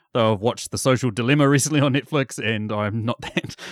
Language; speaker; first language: English; native; English